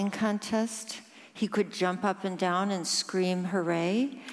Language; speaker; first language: English; early bilingual, other home language; Norwegian